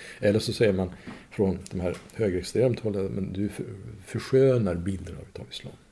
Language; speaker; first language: Swedish; non-native, fluent; Persian